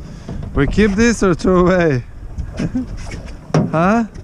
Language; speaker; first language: English; non-native, learner; Russian